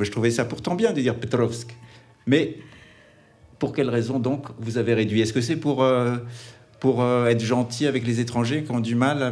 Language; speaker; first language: French; native; French